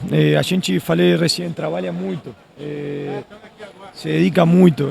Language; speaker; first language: Portuguese; non-native, fluent; Spanish